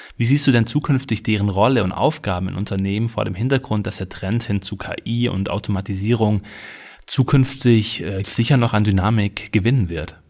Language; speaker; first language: German; native; German